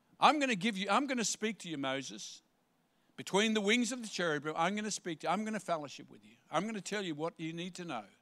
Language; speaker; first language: English; native; English